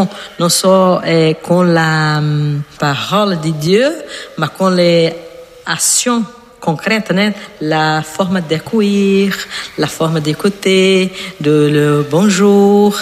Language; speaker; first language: French; non-native, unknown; Portuguese